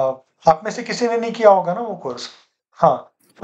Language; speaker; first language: Hindi; native; Hindi